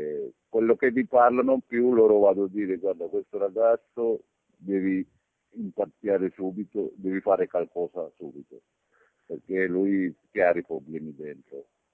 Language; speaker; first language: Italian; non-native, learner; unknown